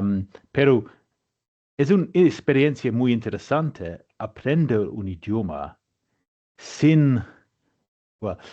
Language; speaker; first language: Spanish; non-native, fluent; English